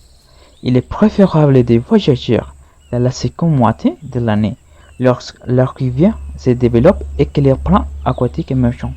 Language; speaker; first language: French; non-native, learner; Spanish